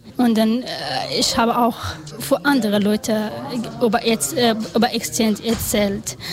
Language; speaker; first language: German; non-native, learner; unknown